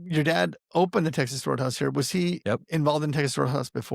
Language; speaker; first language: English; native; English